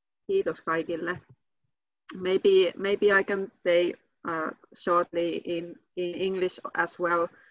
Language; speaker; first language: English; non-native, fluent; Finnish